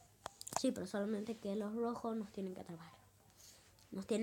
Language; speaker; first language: Spanish; native; Spanish